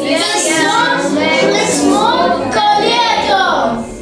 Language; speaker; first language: Lithuanian; non-native, learner; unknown